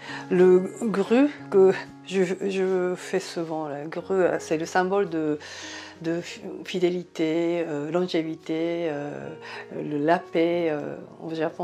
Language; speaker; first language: French; non-native, fluent; Japanese